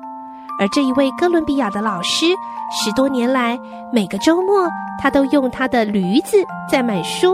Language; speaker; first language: Chinese; native; Chinese